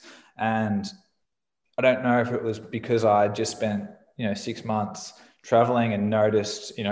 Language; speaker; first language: English; native; English